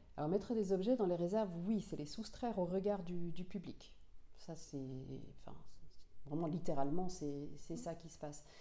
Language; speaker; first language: French; non-native, local second language; Finnish